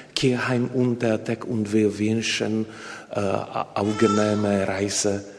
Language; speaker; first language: German; non-native, learner; Slovak